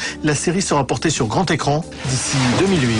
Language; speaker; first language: French; native; French